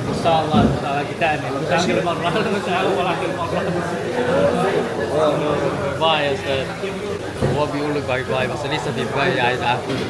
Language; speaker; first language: Arabic; non-native, learner; Chinese